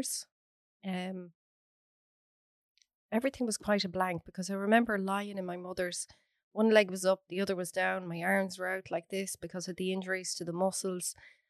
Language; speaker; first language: English; native; English